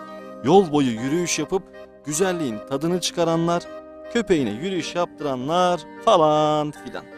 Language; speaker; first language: Turkish; native; Turkish